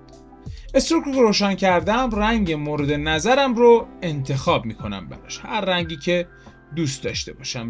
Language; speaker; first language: Persian; native; Persian